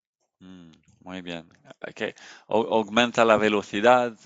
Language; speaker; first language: Spanish; non-native, learner; French